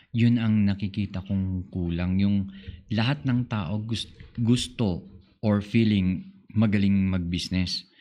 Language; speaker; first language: Filipino; non-native, local second language; Iloko